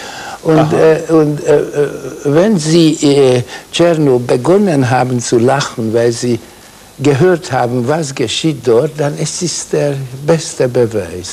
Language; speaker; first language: German; non-native, fluent; Hungarian